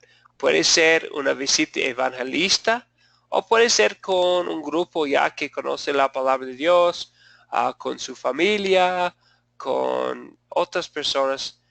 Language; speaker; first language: Spanish; non-native, fluent; English